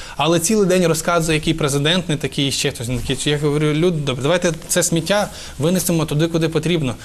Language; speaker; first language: Ukrainian; native; Ukrainian